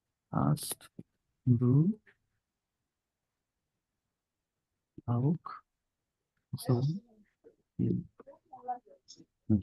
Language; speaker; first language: German; non-native, learner; Bangla